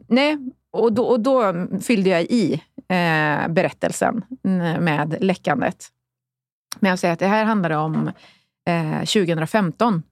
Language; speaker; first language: Swedish; early bilingual, other home language; Spanish